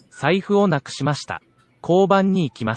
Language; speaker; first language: Japanese; non-native, learner; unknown